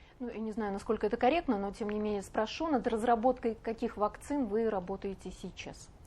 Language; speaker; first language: Russian; native; Russian